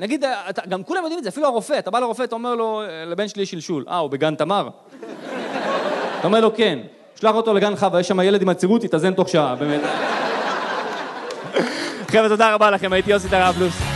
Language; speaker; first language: Hebrew; native; Hebrew